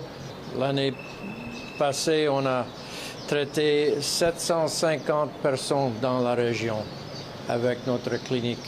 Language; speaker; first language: French; non-native, learner; English